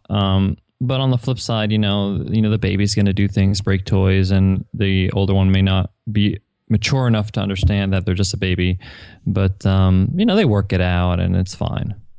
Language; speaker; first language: English; native; English